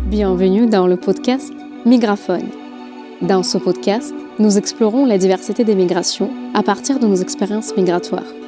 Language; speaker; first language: French; non-native, fluent; Russian